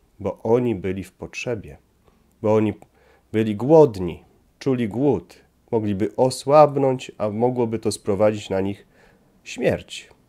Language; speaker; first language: Polish; native; Polish